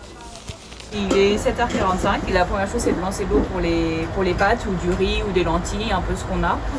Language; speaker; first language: French; native; French